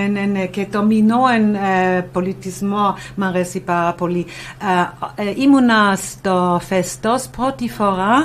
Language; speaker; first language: Greek; non-native, learner; German